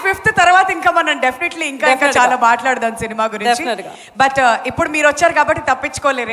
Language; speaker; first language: Telugu; native; Telugu